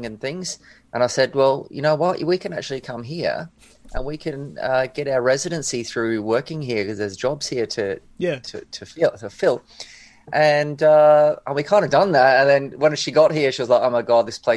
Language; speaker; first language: English; native; English